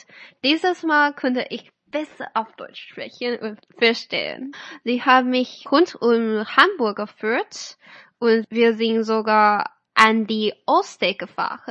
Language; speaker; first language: German; non-native, fluent; Chinese